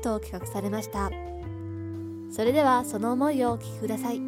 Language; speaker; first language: Japanese; native; Japanese